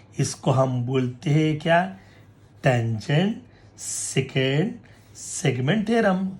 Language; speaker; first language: Hindi; non-native, local second language; Marathi